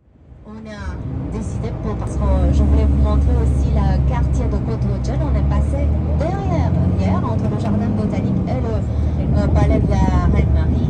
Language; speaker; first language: French; non-native, fluent; Romanian